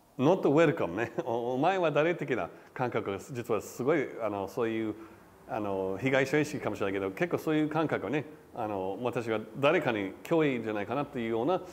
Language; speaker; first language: Japanese; non-native, fluent; English